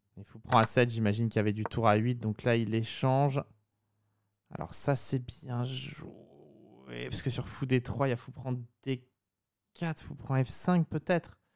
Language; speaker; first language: French; native; French